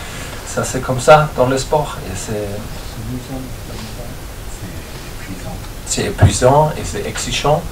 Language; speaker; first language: French; non-native, fluent; German